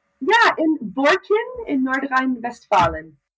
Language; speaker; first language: German; non-native, learner; English